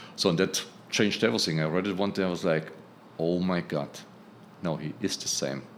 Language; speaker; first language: English; non-native, fluent; German